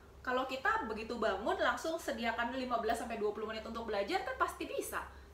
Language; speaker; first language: Indonesian; native; Indonesian